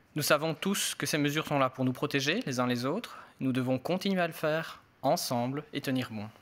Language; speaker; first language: French; native; French